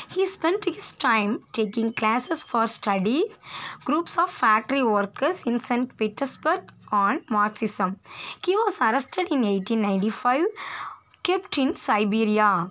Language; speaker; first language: English; non-native, local second language; Tamil